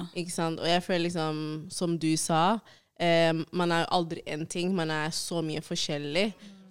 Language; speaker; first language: Norwegian; early bilingual, other home language; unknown